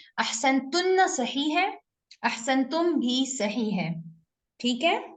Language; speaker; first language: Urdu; native; Urdu